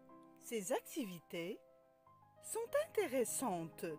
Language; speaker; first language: French; non-native, local second language; Arabic